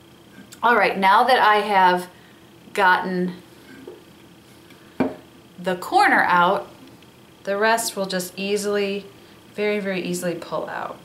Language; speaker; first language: English; native; English